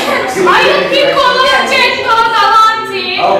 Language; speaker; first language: Italian; non-native, fluent; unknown